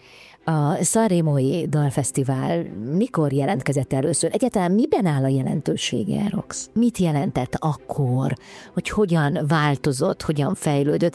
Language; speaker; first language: Hungarian; native; Hungarian